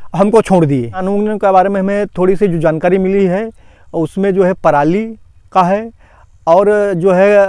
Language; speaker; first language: Hindi; native; Hindi